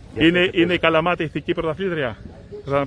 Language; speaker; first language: Greek; native; Greek